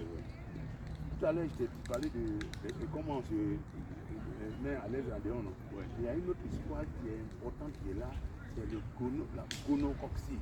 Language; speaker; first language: French; non-native, local second language; Baoulé